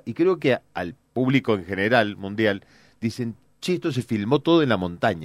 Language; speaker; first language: Spanish; native; Spanish